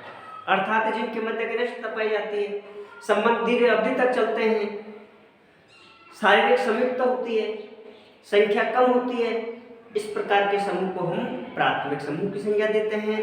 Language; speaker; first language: Hindi; native; Hindi